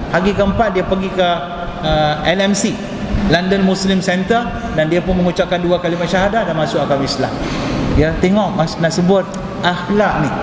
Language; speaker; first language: Malay; non-native, local second language; Tamil